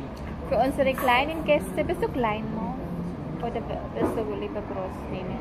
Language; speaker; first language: German; non-native, learner; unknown